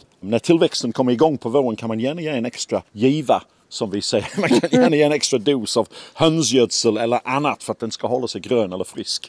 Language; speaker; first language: Swedish; non-native, fluent; English